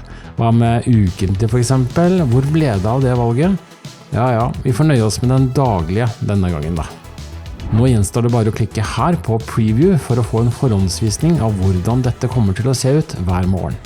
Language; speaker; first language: Norwegian; native; Norwegian